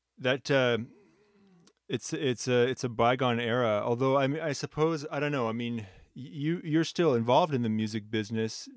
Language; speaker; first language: English; native; English